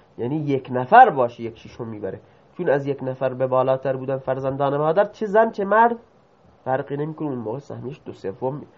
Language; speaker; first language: Persian; non-native, local second language; Baluchi